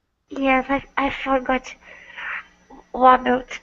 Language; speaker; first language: English; non-native, learner; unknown